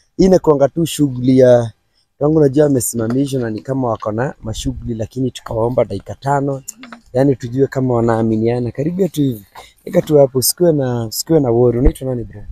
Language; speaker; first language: Swahili; native; Swahili